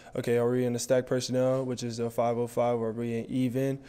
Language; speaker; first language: English; native; English